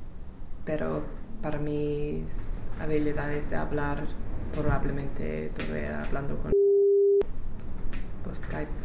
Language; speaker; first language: Spanish; non-native, learner; English